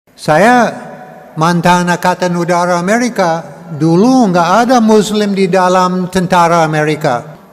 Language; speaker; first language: Indonesian; non-native, learner; English